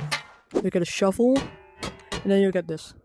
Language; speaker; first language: English; non-native, fluent; Dutch